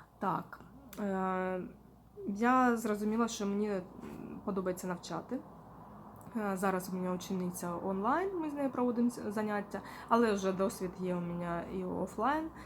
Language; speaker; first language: Ukrainian; non-native, local second language; Russian